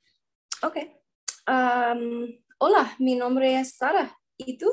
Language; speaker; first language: Spanish; non-native, learner; English